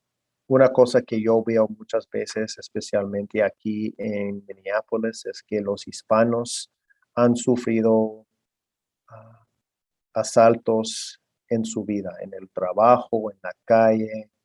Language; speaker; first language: Spanish; non-native, fluent; English